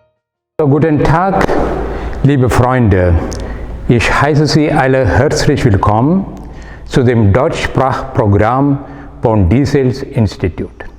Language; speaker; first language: German; non-native, fluent; Malayalam